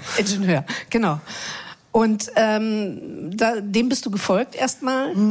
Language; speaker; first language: German; native; German